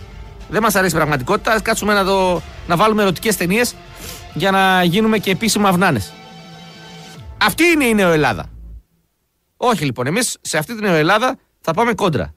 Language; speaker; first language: Greek; native; Greek